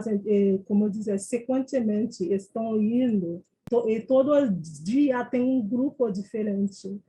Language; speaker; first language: Portuguese; non-native, fluent; Haitian Creole